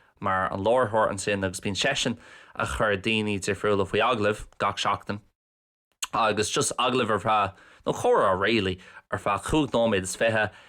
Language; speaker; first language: Irish; non-native, local second language; English